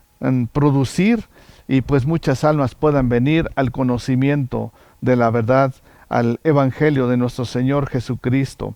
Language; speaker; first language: Spanish; native; Spanish